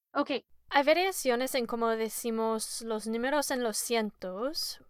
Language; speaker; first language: Spanish; non-native, learner; English